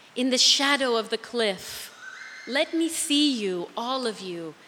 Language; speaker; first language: English; native; English